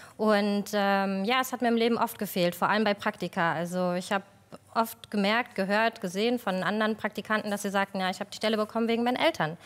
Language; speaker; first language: German; native; German